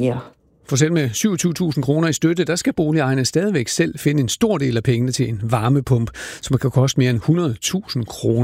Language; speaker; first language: Danish; native; Danish